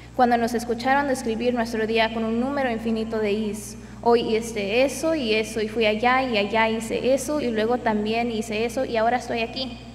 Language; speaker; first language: Spanish; early bilingual, other home language; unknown